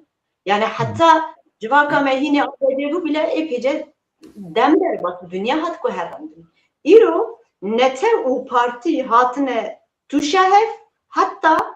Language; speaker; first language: Kurdish; native; Kurdish